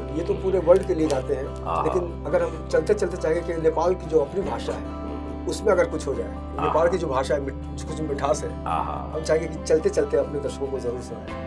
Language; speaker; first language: Hindi; native; Hindi